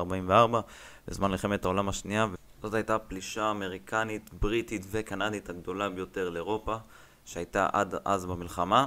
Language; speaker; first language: Hebrew; native; Hebrew